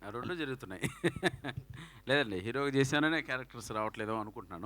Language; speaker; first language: Telugu; native; Telugu